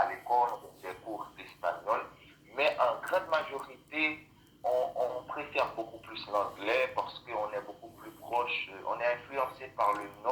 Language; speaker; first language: French; non-native, local second language; Haitian Creole